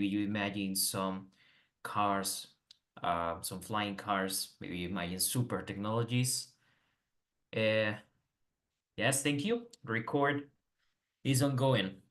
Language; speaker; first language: English; non-native, fluent; Spanish